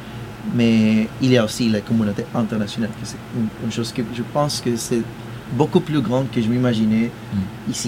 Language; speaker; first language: French; non-native, fluent; Spanish